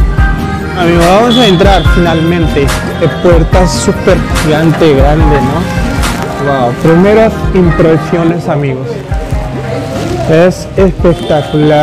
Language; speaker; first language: Spanish; non-native, fluent; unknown